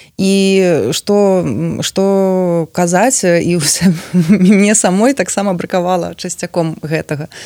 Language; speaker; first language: Belarusian; non-native, local second language; Russian